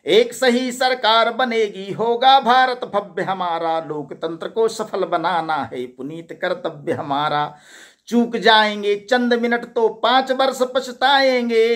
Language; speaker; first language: Hindi; native; Hindi